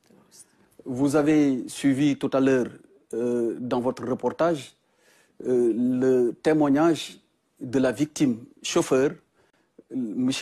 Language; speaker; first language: French; non-native, local second language; Wolof